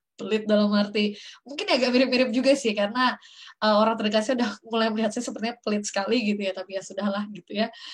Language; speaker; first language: Indonesian; native; Indonesian